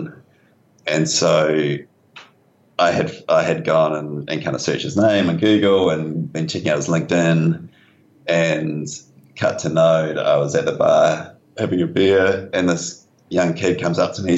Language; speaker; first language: English; native; English